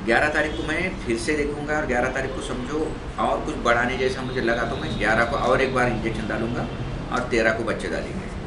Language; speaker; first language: Hindi; non-native, local second language; Marathi